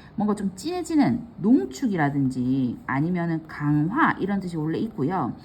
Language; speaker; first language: Korean; native; Korean